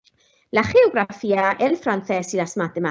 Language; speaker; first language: Spanish; non-native, fluent; Welsh